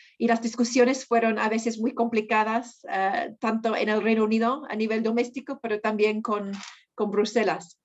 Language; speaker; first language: Spanish; non-native, fluent; English